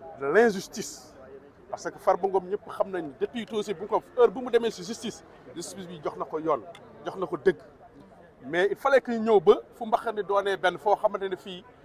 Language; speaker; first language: Wolof; non-native, local second language; Fula